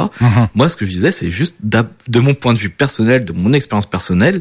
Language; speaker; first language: French; early bilingual, other home language; Portuguese